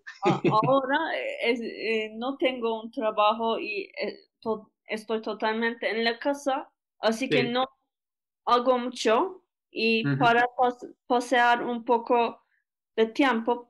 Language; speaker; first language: Spanish; non-native, learner; Turkish